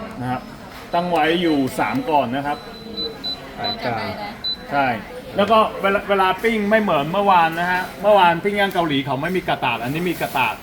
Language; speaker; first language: Thai; native; Thai